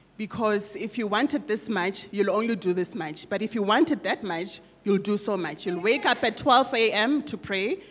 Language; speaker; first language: English; non-native, local second language; Northern Sotho